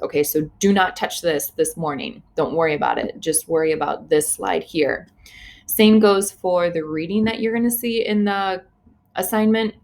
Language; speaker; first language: English; native; English